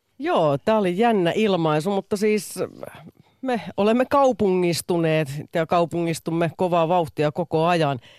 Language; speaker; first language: Finnish; native; Finnish